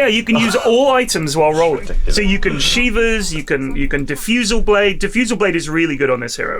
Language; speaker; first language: English; native; English